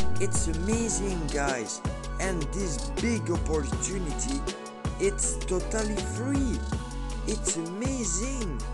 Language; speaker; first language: English; non-native, learner; French